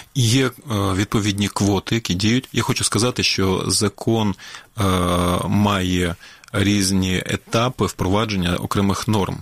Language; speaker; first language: Ukrainian; non-native, local second language; Russian